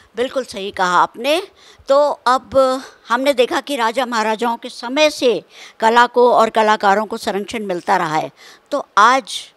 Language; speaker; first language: Hindi; native; Hindi